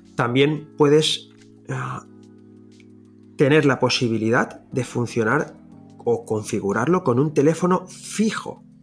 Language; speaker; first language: Spanish; non-native, local second language; Catalan